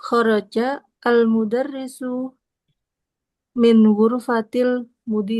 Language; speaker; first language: Arabic; non-native, learner; Indonesian